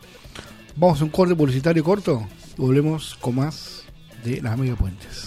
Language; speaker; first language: Spanish; native; Spanish